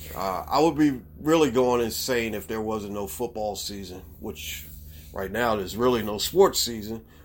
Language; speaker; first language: English; native; English